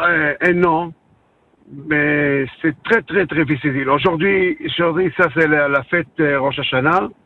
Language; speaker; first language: French; non-native, learner; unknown